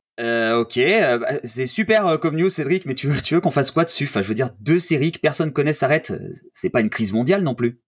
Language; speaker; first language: French; native; French